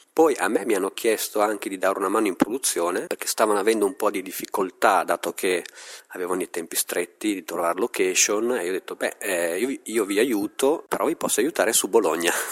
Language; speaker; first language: Italian; native; Italian